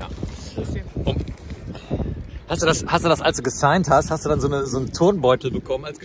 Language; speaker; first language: German; native; German